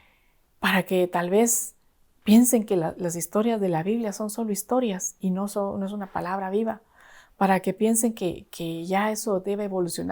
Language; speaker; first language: Spanish; native; Spanish